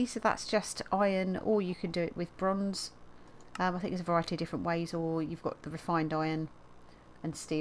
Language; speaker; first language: English; native; English